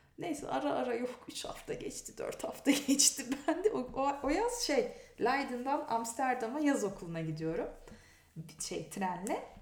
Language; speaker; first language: Turkish; native; Turkish